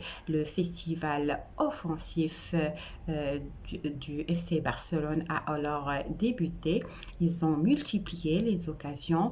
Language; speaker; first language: French; non-native, local second language; Arabic